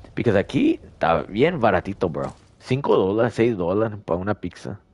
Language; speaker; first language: Spanish; early bilingual, heritage; Spanish